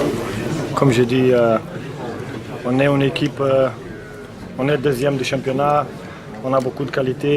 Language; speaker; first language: French; non-native, fluent; Portuguese